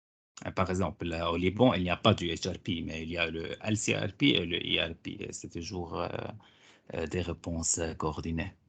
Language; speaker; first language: French; non-native, fluent; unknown